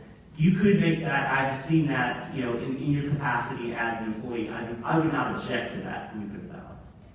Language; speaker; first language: English; native; English